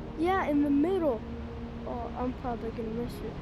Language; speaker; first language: English; native; English